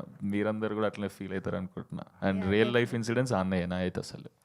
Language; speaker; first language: Telugu; native; Telugu